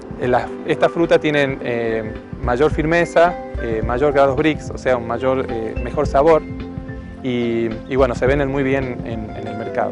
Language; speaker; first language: Spanish; native; Spanish